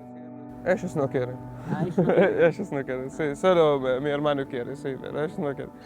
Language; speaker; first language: Spanish; non-native, learner; Arabic